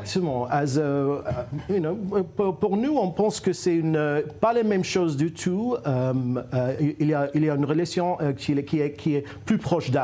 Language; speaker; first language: French; non-native, fluent; English